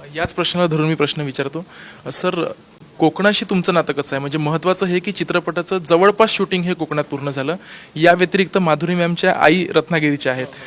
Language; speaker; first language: Marathi; native; Marathi